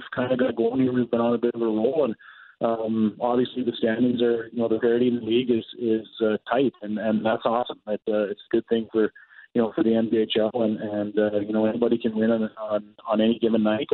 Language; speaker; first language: English; native; English